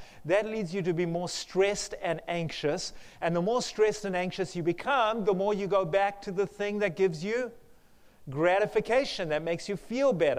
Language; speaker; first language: English; native; English